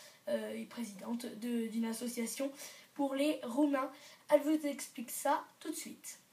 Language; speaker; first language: French; native; French